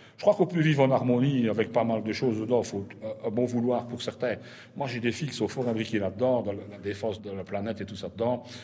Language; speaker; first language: French; native; French